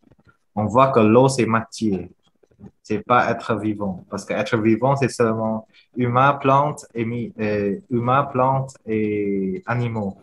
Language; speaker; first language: French; non-native, fluent; Vietnamese